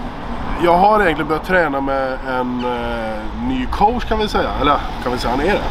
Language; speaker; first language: Swedish; native; Swedish